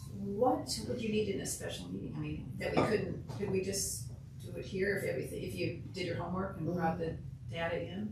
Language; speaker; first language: English; native; English